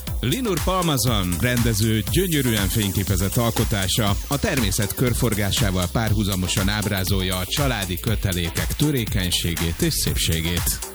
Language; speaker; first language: Hungarian; native; Hungarian